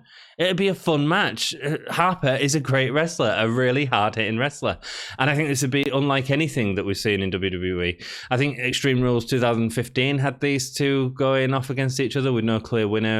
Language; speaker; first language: English; native; English